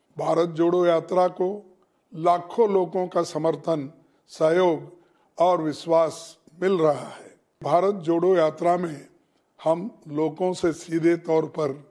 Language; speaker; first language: Hindi; non-native, local second language; Kannada